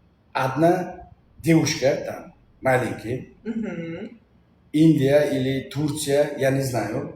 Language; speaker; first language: Russian; non-native, learner; Uzbek